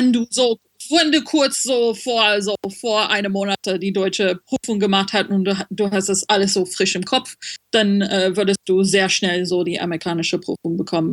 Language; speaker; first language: German; non-native, fluent; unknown